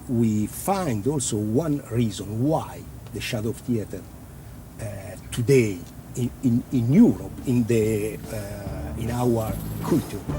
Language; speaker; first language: English; non-native, learner; Italian